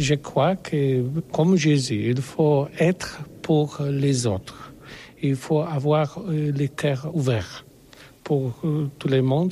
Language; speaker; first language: French; non-native, learner; Polish